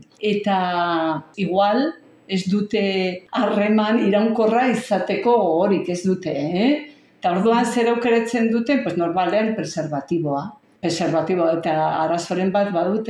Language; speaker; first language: Basque; non-native, local second language; Spanish